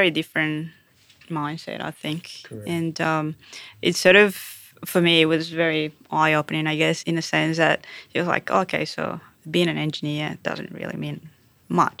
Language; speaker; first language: English; non-native, fluent; Spanish